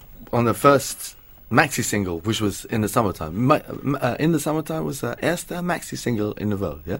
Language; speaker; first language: English; native; English